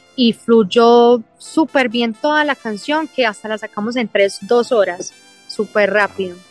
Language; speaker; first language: Spanish; early bilingual, heritage; English